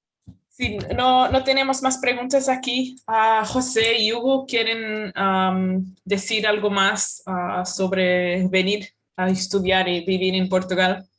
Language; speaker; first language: Spanish; non-native, fluent; Portuguese